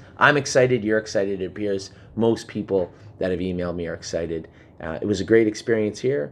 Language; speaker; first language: English; native; English